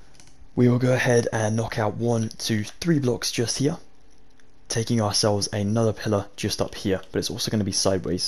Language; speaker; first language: English; native; English